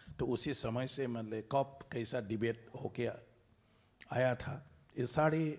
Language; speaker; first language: Hindi; non-native, local second language; Bodo